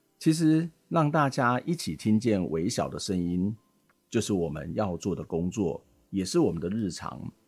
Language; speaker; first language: Chinese; native; Chinese